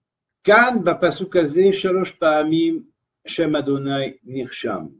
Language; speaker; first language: Hebrew; non-native, fluent; French